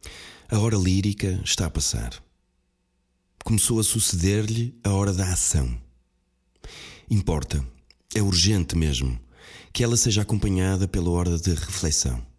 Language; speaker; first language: Portuguese; native; Portuguese